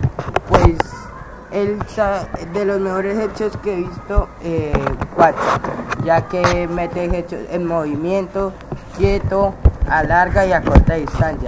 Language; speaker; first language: Spanish; native; Spanish